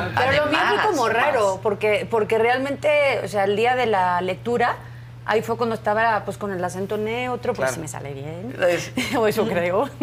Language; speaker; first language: Spanish; native; Spanish